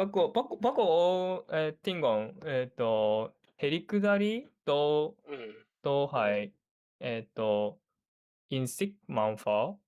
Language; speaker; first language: Chinese; non-native, learner; Japanese